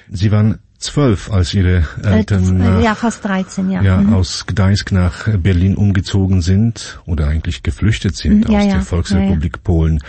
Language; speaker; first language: German; non-native, fluent; Polish